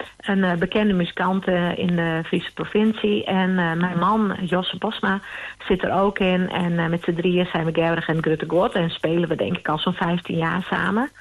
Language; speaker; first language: Dutch; non-native, local second language; Western Frisian